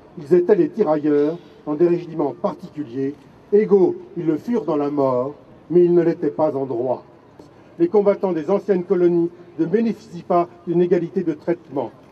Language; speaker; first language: French; native; French